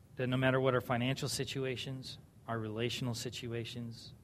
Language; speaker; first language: English; native; English